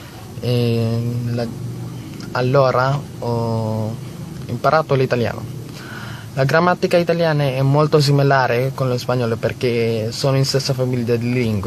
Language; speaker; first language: Italian; non-native, learner; Filipino